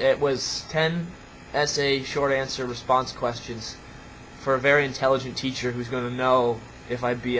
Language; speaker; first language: English; native; English